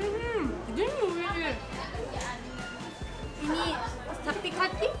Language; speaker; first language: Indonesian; non-native, learner; Japanese